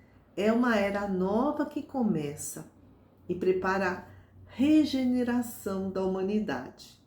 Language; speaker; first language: Portuguese; native; Portuguese